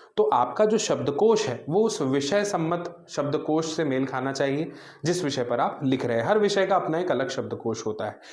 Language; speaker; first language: Hindi; native; Hindi